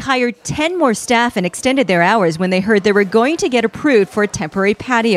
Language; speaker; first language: English; native; English